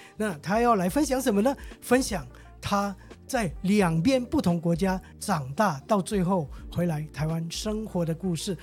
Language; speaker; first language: Chinese; native; Chinese